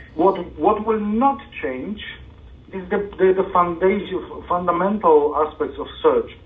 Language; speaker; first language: English; non-native, fluent; Polish